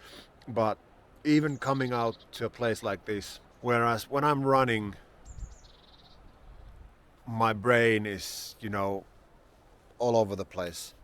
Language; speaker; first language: English; non-native, fluent; Finnish